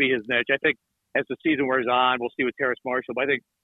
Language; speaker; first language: English; native; English